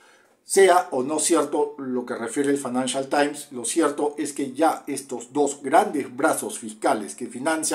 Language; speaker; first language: Spanish; native; Spanish